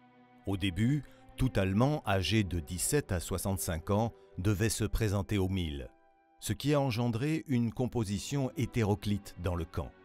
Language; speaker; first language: French; native; French